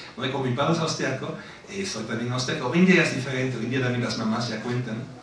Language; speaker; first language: Spanish; non-native, fluent; German